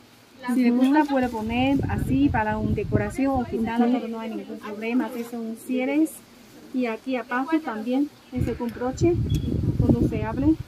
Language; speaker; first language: Spanish; non-native, learner; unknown